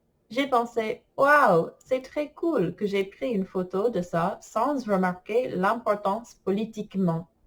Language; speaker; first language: French; non-native, fluent; English